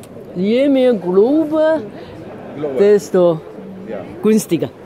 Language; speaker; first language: German; non-native, learner; Chinese